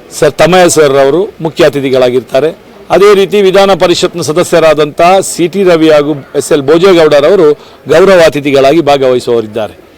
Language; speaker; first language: Kannada; non-native, local second language; Konkani